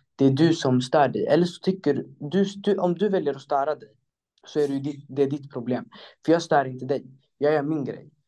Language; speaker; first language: Swedish; early bilingual, other home language; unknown